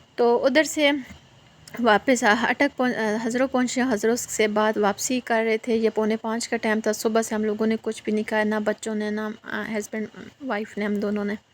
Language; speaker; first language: Urdu; non-native, local second language; Northern Hindko